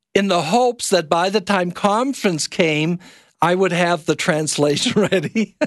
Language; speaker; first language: English; non-native, fluent; German